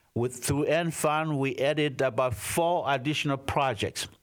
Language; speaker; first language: English; non-native, fluent; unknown